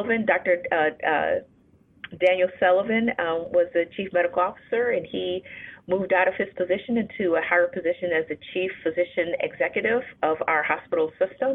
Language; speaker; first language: English; native; English